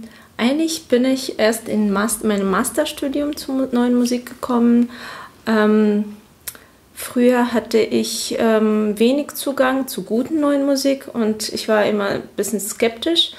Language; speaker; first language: German; non-native, fluent; Azerbaijani